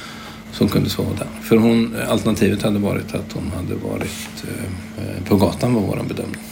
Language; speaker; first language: Swedish; native; Swedish